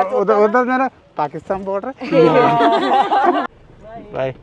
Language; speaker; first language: Hindi; non-native, local second language; Malayalam